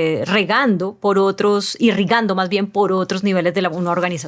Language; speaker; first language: Spanish; native; Spanish